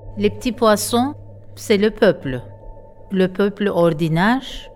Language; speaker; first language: French; non-native, fluent; Turkish